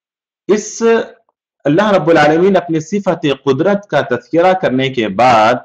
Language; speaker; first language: Urdu; native; Urdu